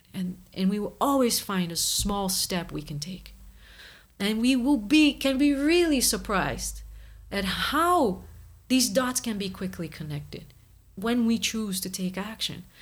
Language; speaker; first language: English; non-native, fluent; Portuguese